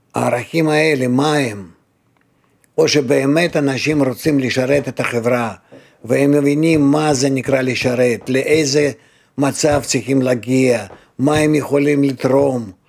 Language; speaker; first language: Hebrew; non-native, fluent; Russian